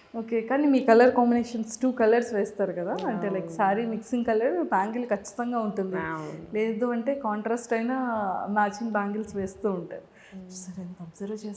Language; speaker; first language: Telugu; native; Telugu